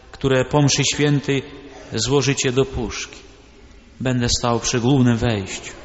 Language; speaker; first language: Polish; early bilingual, other home language; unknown